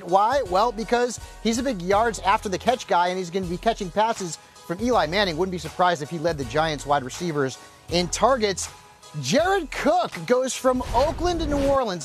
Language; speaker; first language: English; native; English